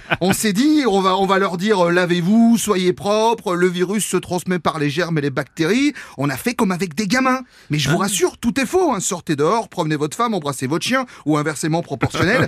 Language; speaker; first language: French; native; French